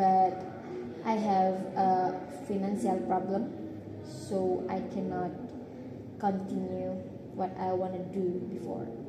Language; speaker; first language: English; non-native, learner; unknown